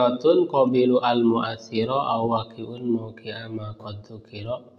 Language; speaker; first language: Arabic; non-native, fluent; Indonesian